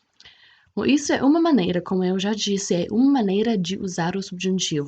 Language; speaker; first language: Portuguese; non-native, fluent; English